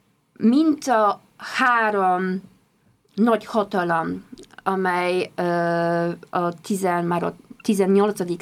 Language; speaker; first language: Hungarian; non-native, fluent; Polish